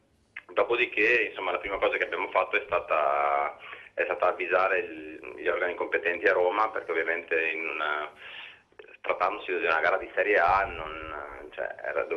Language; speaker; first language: Italian; native; Italian